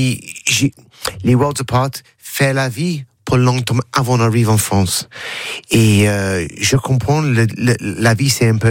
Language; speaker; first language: French; non-native, learner; English